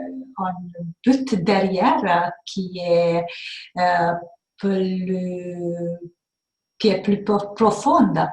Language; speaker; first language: French; non-native, fluent; Hungarian